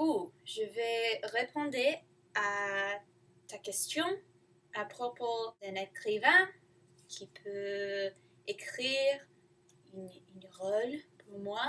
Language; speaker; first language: French; non-native, learner; English